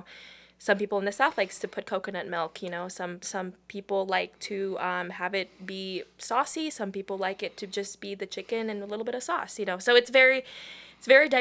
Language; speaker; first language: English; non-native, local second language; Filipino